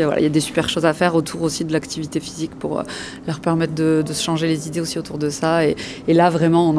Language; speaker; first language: French; native; French